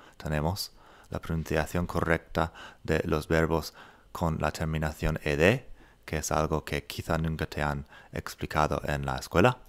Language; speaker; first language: Spanish; non-native, fluent; English